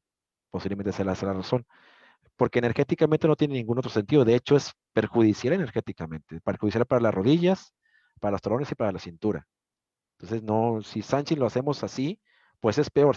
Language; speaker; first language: Spanish; native; Spanish